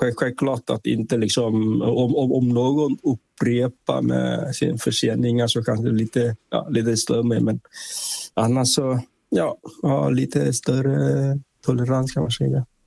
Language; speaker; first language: Swedish; non-native, fluent; Vietnamese